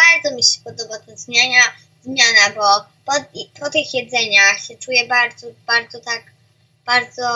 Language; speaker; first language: Polish; early bilingual, heritage; Polish